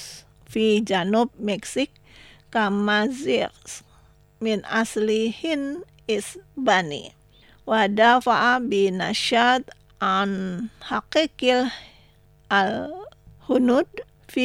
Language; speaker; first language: Arabic; non-native, learner; Indonesian